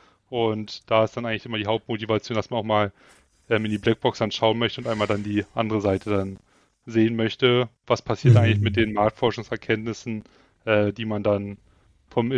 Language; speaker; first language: German; native; German